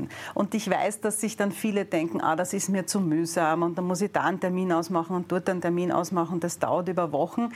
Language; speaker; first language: German; native; German